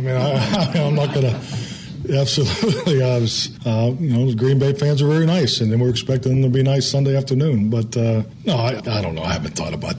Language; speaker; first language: English; native; English